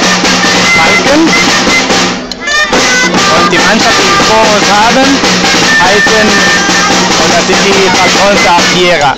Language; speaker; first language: German; non-native, learner; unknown